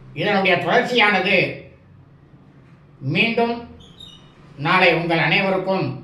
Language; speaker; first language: Tamil; native; Tamil